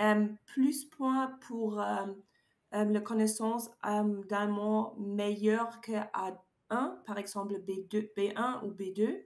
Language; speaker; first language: French; non-native, learner; German